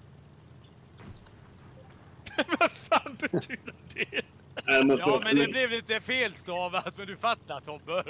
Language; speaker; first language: Swedish; native; Swedish